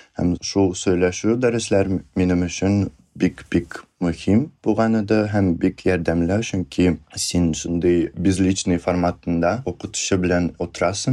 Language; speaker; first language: Tatar; non-native, fluent; Russian